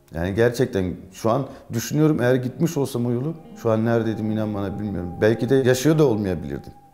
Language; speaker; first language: Turkish; early bilingual, heritage; Turkish